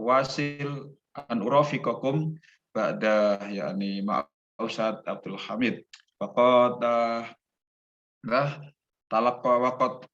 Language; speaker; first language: Arabic; non-native, fluent; Indonesian